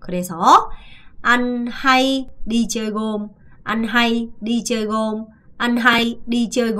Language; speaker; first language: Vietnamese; non-native, fluent; Korean